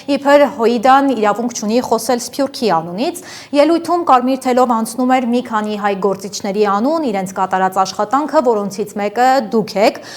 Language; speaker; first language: Armenian; native; Armenian